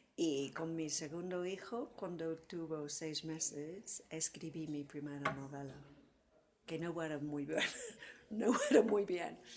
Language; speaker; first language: Spanish; non-native, fluent; English